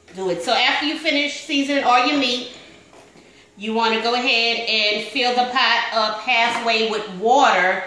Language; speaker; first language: English; native; English